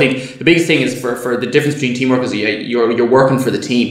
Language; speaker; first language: English; native; English